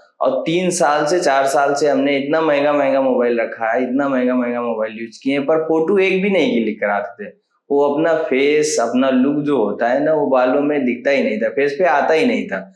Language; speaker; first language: Hindi; native; Hindi